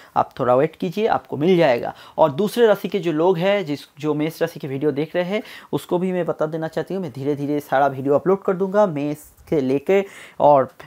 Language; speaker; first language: Hindi; non-native, local second language; Bangla